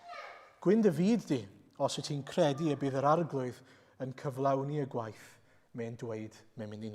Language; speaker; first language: Welsh; native; Welsh